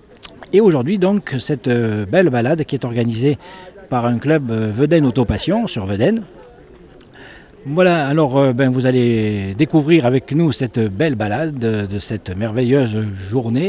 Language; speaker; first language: French; native; French